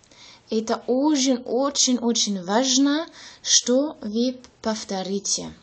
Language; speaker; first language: Russian; non-native, learner; German